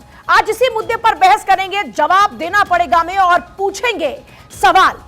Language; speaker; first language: Hindi; native; Hindi